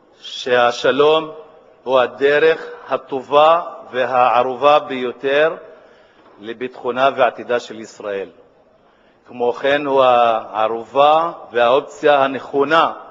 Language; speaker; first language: Hebrew; non-native, local second language; Arabic